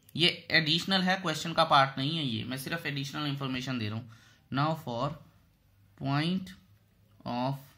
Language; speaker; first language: Hindi; native; Hindi